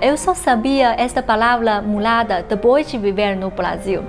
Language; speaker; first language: Portuguese; non-native, fluent; Chinese